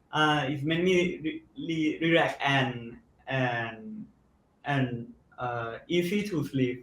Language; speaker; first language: English; non-native, learner; Thai